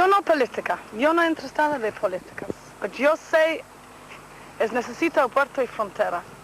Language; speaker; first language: Spanish; non-native, learner; English